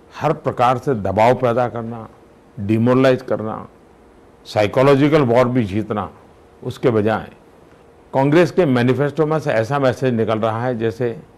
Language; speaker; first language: Hindi; non-native, local second language; Gujarati